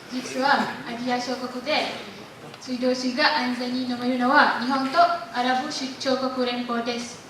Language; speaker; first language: Japanese; non-native, learner; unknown